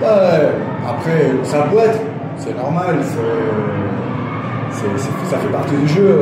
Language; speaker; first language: French; non-native, fluent; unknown